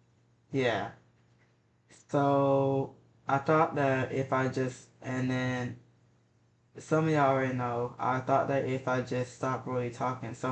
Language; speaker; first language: English; native; English